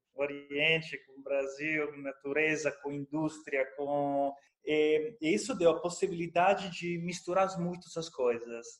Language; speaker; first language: Portuguese; non-native, fluent; Italian